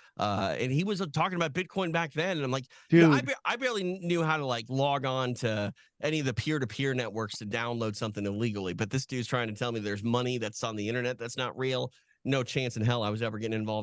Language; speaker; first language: English; native; English